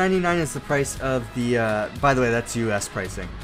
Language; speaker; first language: English; native; English